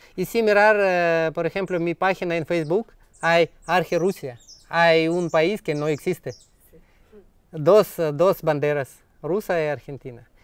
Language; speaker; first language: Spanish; non-native, learner; Russian